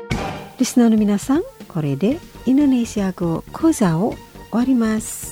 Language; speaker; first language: Japanese; non-native, fluent; Indonesian